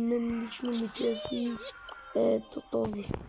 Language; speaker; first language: Bulgarian; native; Bulgarian